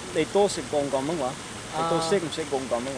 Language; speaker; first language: Chinese; non-native, fluent; Dutch